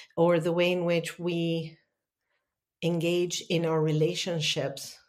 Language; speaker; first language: English; non-native, fluent; Spanish